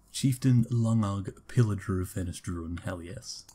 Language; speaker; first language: English; native; English